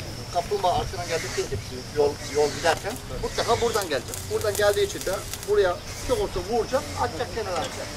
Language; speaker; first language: Turkish; native; Turkish